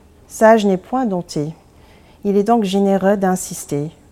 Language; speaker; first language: French; non-native, fluent; English